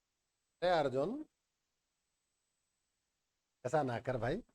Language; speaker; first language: Hindi; native; Hindi